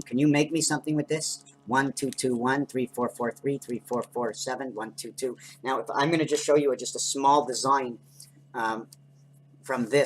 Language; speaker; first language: English; native; English